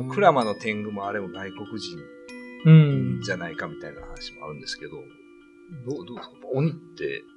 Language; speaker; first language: Japanese; native; Japanese